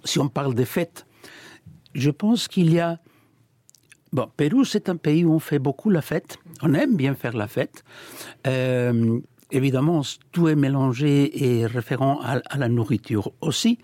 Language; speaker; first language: French; non-native, fluent; Spanish